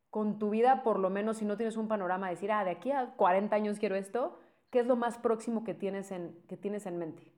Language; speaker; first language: Spanish; native; Spanish